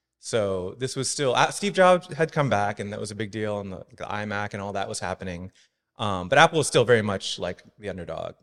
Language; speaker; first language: English; native; English